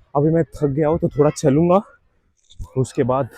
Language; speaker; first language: Hindi; non-native, local second language; Marathi